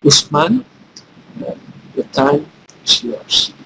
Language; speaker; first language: English; non-native, fluent; Indonesian